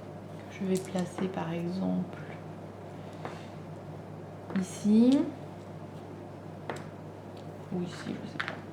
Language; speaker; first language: French; native; French